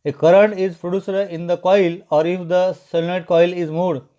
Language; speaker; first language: English; non-native, local second language; Marathi